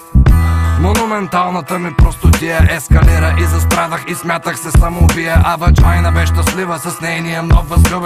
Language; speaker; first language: Bulgarian; native; Bulgarian